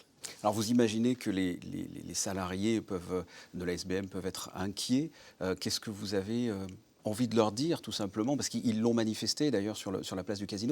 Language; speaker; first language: French; native; French